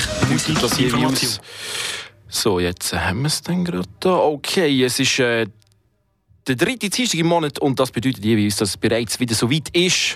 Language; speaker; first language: German; native; German